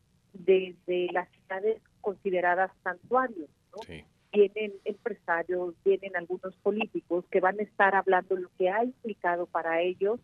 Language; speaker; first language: Spanish; native; Spanish